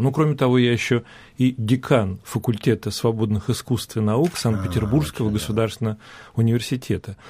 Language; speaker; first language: Russian; native; Russian